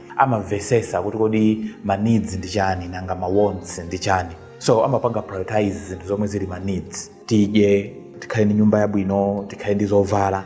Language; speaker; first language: Nyanja; native; Nyanja